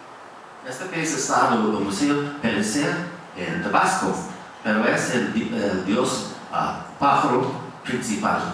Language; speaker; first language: Spanish; non-native, fluent; English